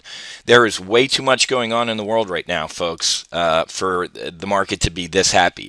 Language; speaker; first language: English; native; English